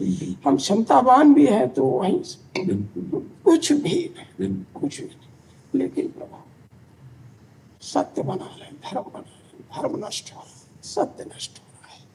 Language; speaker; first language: Hindi; native; Hindi